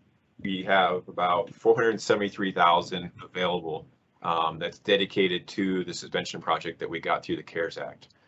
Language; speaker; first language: English; native; English